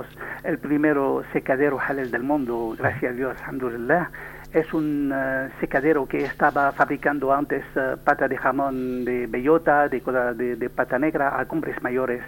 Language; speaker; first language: Spanish; non-native, learner; French